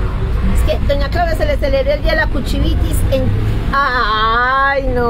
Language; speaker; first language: Spanish; native; Spanish